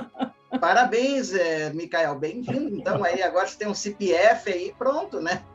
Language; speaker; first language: Portuguese; native; Portuguese